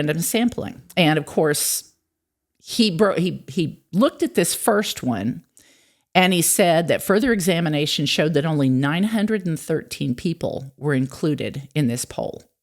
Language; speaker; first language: English; native; English